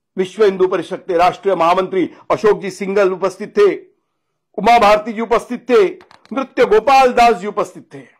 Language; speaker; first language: Hindi; non-native, local second language; Marathi